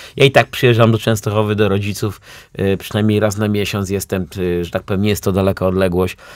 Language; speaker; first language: Polish; native; Polish